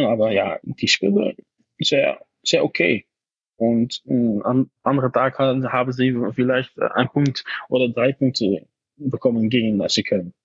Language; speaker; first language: German; non-native, fluent; Dutch